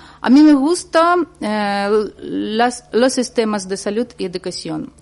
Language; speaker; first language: Spanish; non-native, learner; Ukrainian